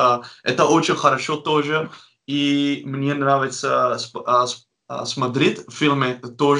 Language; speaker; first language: Ukrainian; non-native, learner; Dutch